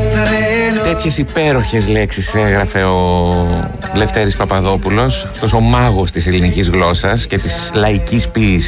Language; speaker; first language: Greek; native; Greek